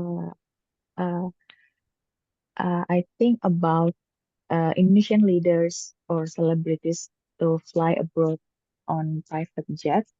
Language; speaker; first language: English; non-native, learner; Indonesian